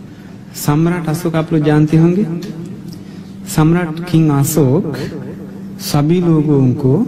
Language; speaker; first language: Hindi; non-native, fluent; Sinhala